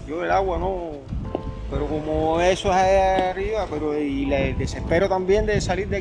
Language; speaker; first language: Spanish; native; Spanish